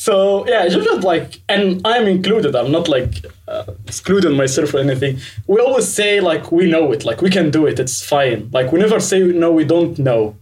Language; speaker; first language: English; non-native, fluent; Arabic